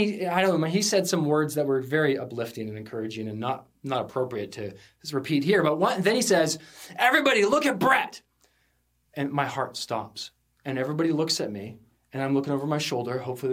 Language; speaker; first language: English; native; English